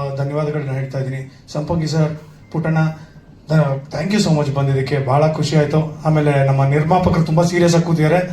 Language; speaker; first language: Kannada; native; Kannada